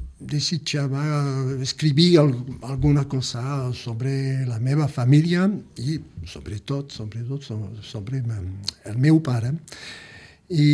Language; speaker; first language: Catalan; early bilingual, heritage; Catalan